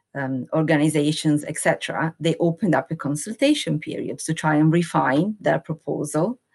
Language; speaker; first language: English; non-native, fluent; Italian